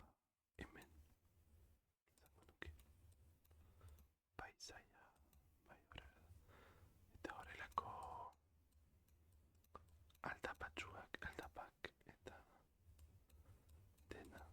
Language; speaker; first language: Basque; non-native, learner; French